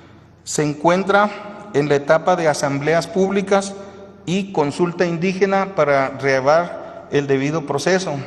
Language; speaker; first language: Spanish; native; Spanish